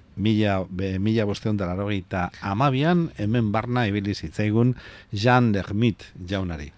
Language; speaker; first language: Basque; native; Basque